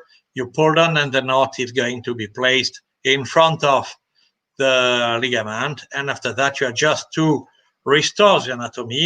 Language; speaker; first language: English; non-native, fluent; French